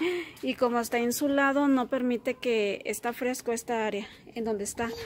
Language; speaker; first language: Spanish; early bilingual, heritage; Spanish